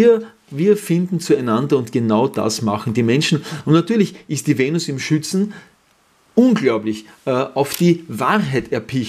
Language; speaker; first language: German; native; German